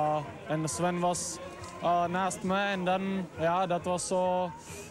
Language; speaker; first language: Dutch; non-native, fluent; Czech